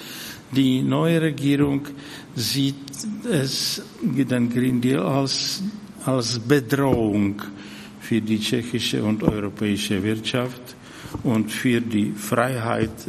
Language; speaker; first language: German; non-native, fluent; Czech